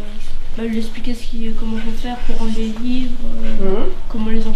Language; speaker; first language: French; native; French